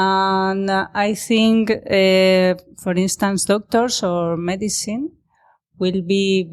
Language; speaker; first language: English; non-native, learner; Spanish